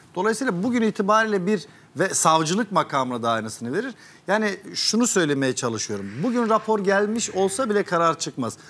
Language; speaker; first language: Turkish; native; Turkish